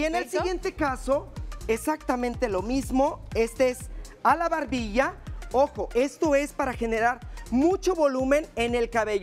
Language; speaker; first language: Spanish; native; Spanish